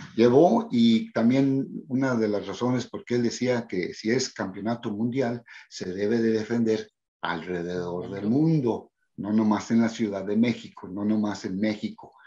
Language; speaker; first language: Spanish; early bilingual, heritage; Spanish